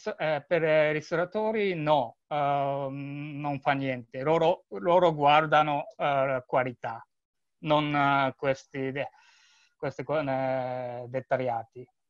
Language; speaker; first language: Italian; non-native, learner; Japanese